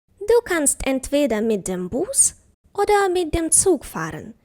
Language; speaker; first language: German; non-native, fluent; Ukrainian